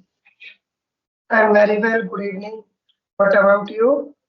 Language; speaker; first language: English; non-native, learner; Hindi